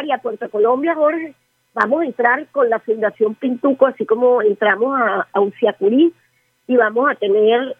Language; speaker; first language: Spanish; native; Spanish